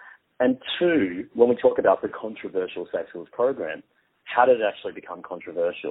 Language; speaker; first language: English; native; English